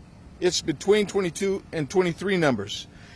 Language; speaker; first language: English; native; English